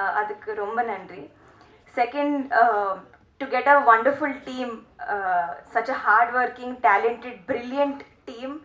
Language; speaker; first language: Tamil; non-native, learner; Telugu